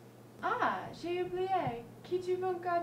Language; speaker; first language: French; non-native, learner; English